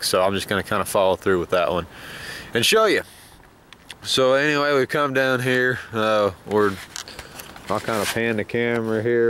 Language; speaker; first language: English; native; English